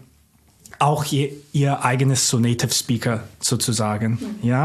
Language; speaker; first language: German; non-native, fluent; English